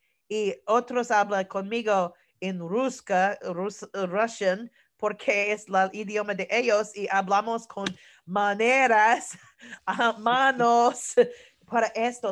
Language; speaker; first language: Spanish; non-native, learner; English